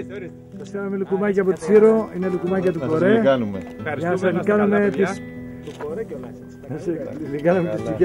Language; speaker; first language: Greek; native; Greek